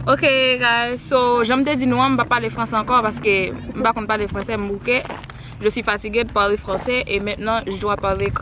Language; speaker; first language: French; non-native, learner; Haitian Creole